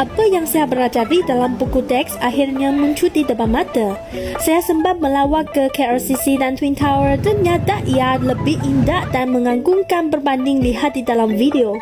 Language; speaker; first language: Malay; non-native, fluent; Chinese